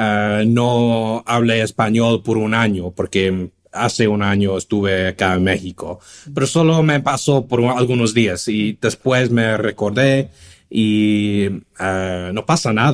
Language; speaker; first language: Spanish; non-native, fluent; English